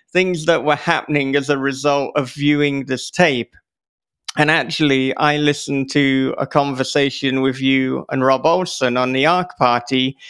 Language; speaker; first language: English; native; English